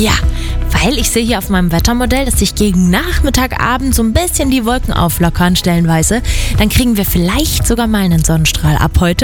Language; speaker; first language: German; native; German